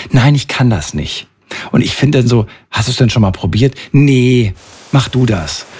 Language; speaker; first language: German; native; German